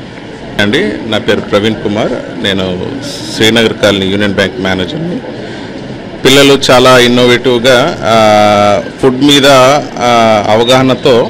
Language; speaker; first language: Telugu; native; Telugu